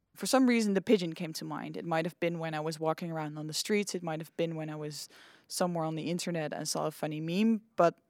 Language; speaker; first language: English; non-native, fluent; Dutch